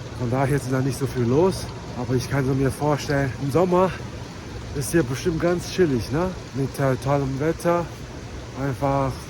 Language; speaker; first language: German; non-native, learner; Chinese